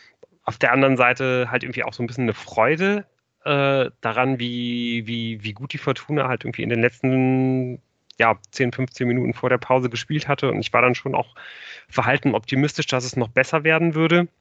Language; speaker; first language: German; native; German